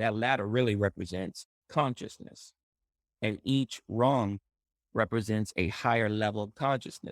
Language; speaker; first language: English; native; English